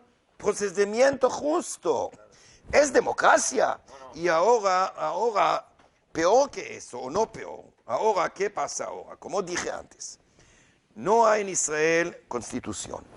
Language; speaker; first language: Spanish; non-native, learner; Hebrew